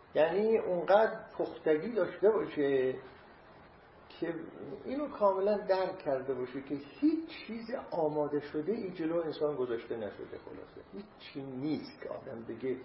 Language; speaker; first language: Persian; non-native, local second language; Azerbaijani